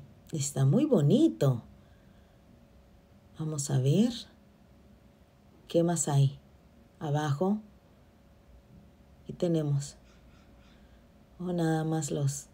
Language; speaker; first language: Spanish; native; Spanish